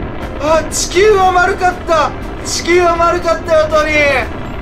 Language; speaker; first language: Japanese; native; Japanese